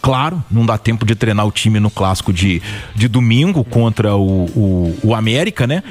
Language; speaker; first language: Portuguese; native; Portuguese